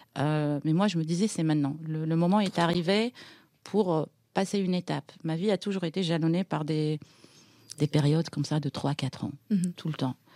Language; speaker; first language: French; non-native, local second language; Arabic